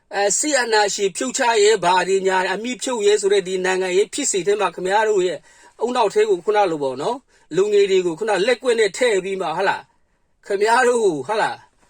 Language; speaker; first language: Burmese; non-native, local second language; Kachin